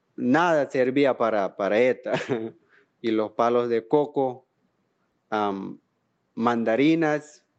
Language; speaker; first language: Spanish; non-native, local second language; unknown